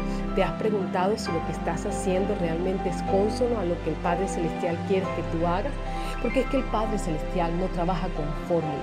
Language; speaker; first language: Spanish; native; Spanish